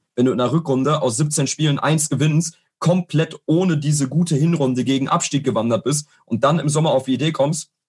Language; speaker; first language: German; native; German